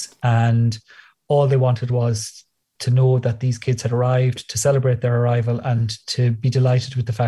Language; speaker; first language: English; native; English